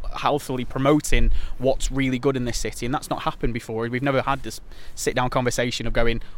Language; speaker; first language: English; native; English